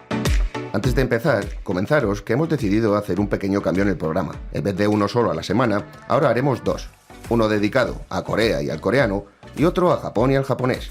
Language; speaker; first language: Spanish; native; Spanish